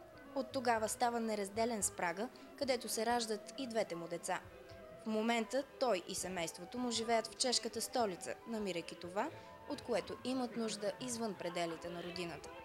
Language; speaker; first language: Bulgarian; native; Bulgarian